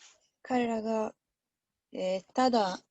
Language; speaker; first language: Japanese; non-native, learner; English